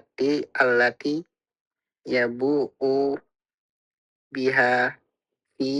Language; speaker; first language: Arabic; non-native, learner; Indonesian